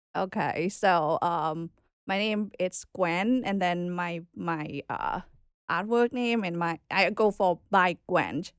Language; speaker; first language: English; non-native, learner; Thai